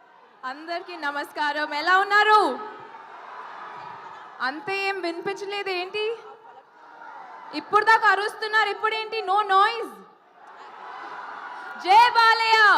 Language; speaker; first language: Telugu; non-native, fluent; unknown